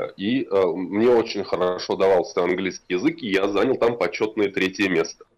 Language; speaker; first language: Russian; non-native, local second language; Tatar